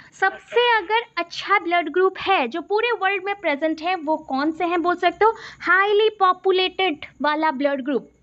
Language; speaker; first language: Hindi; non-native, local second language; Odia